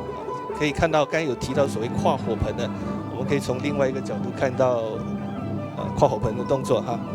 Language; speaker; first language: Chinese; native; Chinese